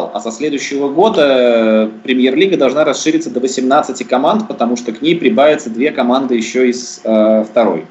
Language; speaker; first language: Russian; native; Russian